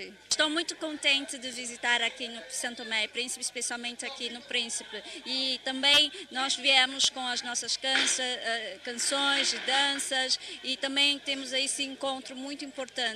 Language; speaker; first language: Portuguese; non-native, learner; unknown